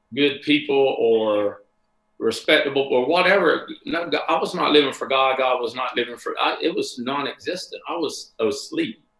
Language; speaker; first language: English; native; English